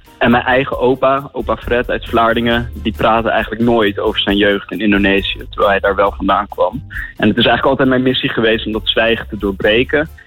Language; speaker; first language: Dutch; native; Dutch